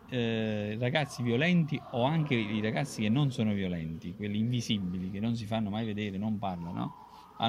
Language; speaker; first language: Italian; native; Italian